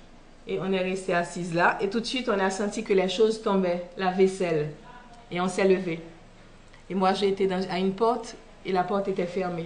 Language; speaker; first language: French; non-native, local second language; Haitian Creole